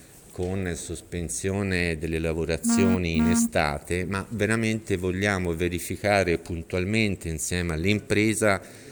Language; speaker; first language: Italian; native; Italian